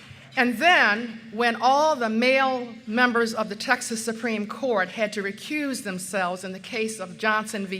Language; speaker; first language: English; native; English